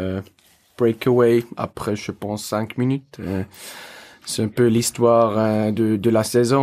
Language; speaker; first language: French; non-native, learner; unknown